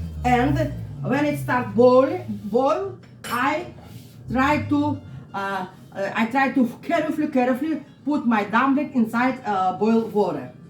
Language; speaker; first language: English; non-native, learner; Russian